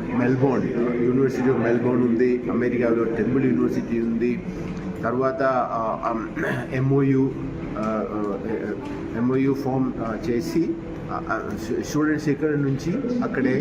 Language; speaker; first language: Telugu; non-native, learner; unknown